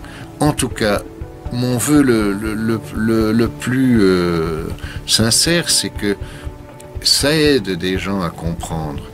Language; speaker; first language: French; native; French